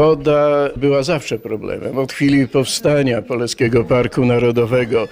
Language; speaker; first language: Polish; native; Polish